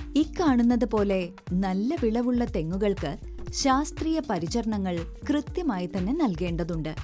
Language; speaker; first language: Malayalam; native; Malayalam